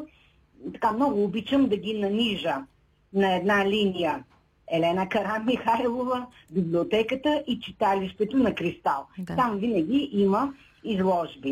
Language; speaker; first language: Bulgarian; native; Bulgarian